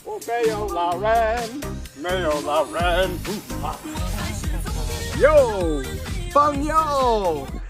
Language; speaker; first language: Chinese; non-native, learner; English